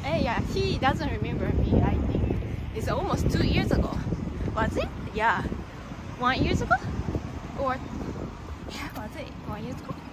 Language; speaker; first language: English; non-native, learner; Japanese